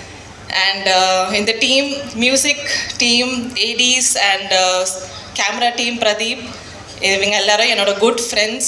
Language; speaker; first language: Tamil; non-native, fluent; Malayalam